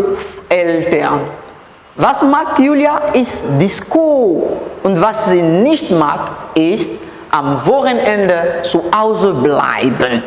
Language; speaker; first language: German; non-native, fluent; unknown